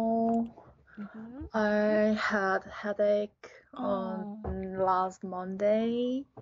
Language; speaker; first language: English; non-native, learner; Japanese